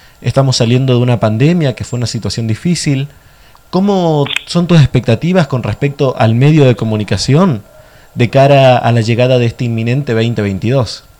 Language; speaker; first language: Spanish; native; Spanish